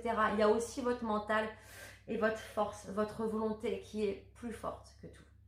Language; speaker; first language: French; native; French